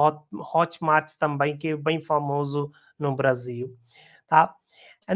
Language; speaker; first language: Portuguese; non-native, learner; Hindi